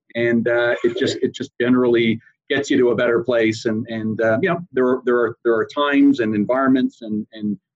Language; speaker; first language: English; native; English